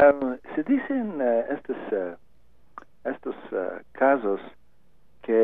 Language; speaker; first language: Spanish; non-native, learner; English